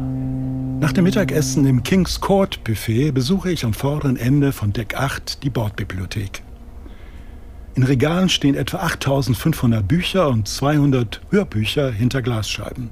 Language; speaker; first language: German; native; German